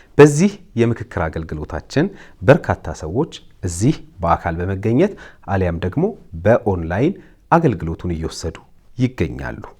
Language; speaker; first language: Amharic; native; Amharic